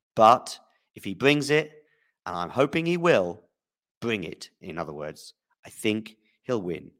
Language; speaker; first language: English; native; English